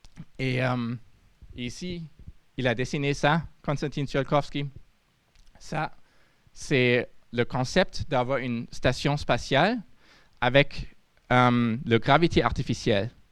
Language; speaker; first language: French; non-native, fluent; German